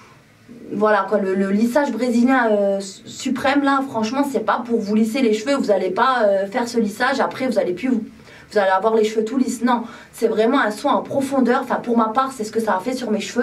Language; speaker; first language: French; native; French